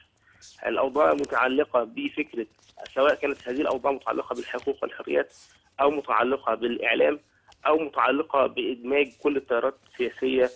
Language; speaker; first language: Arabic; native; Arabic